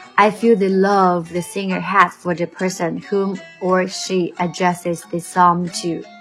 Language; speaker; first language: English; non-native, fluent; Chinese